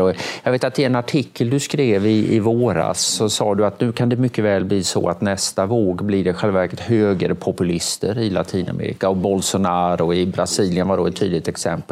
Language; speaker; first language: Swedish; native; Swedish